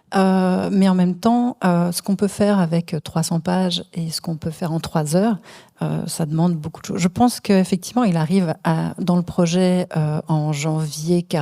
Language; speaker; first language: French; native; French